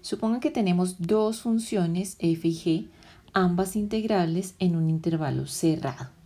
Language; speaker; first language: Spanish; native; Spanish